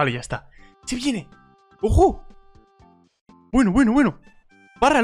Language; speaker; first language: Spanish; native; Spanish